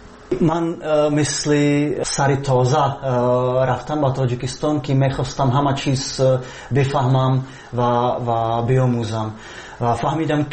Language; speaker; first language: Persian; non-native, fluent; Czech